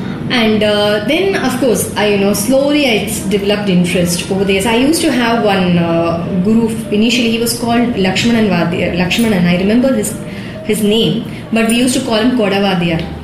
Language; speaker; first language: English; non-native, local second language; Tamil